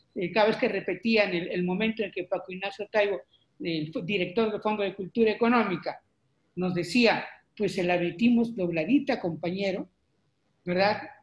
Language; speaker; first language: Spanish; native; Spanish